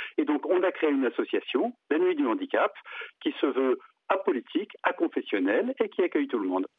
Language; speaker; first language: French; native; French